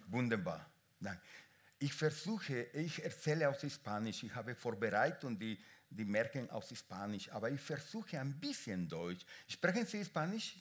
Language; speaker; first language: German; non-native, learner; Spanish